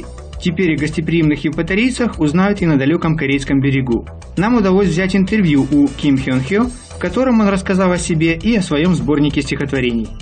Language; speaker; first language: Russian; native; Russian